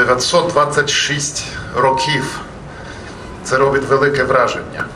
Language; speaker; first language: Ukrainian; non-native, fluent; Polish